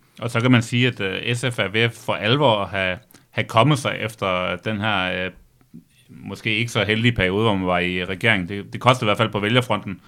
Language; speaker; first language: Danish; native; Danish